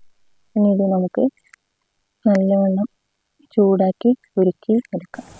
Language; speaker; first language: Malayalam; native; Malayalam